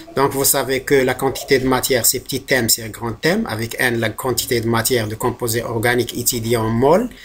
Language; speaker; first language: French; non-native, local second language; Arabic